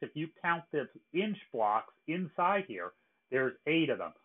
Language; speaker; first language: English; native; English